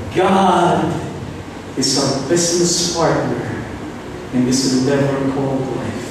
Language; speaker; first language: English; non-native, local second language; Filipino